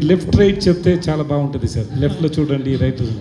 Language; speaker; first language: Telugu; non-native, learner; Tamil